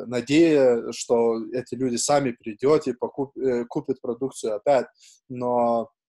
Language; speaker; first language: Russian; non-native, fluent; Lithuanian